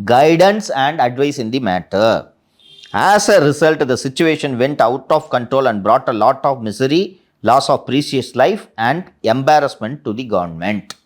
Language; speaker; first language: English; non-native, local second language; Tamil